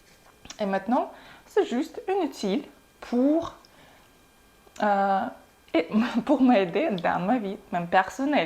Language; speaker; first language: French; non-native, fluent; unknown